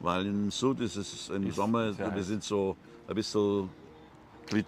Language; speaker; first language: German; non-native, learner; English